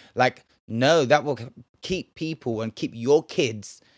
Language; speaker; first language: English; native; English